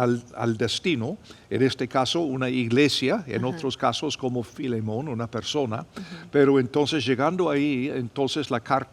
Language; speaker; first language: Spanish; non-native, fluent; English